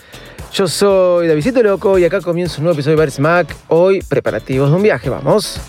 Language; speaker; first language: Spanish; native; Spanish